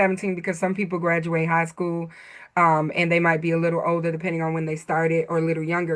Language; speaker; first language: English; native; English